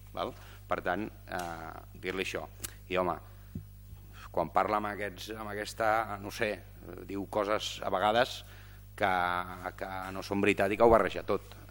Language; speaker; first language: Catalan; native; Catalan